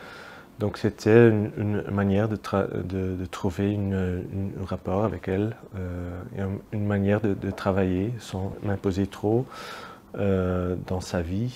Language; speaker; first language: French; non-native, local second language; Dutch